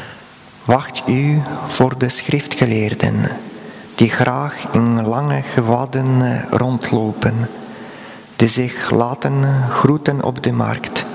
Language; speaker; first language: Dutch; non-native, fluent; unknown